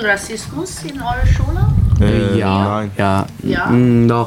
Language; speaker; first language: German; non-native, learner; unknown